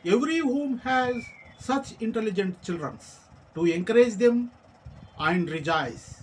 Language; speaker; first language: English; non-native, local second language; Telugu